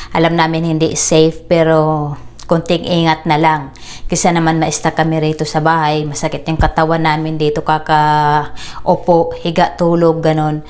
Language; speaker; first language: Filipino; native; Filipino